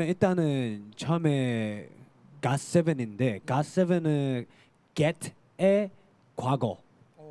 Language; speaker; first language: Korean; non-native, fluent; Cantonese